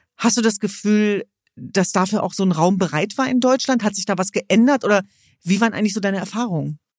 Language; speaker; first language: German; early bilingual, other home language; Kurdish